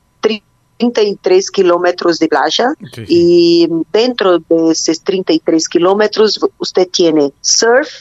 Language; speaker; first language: Spanish; non-native, learner; Portuguese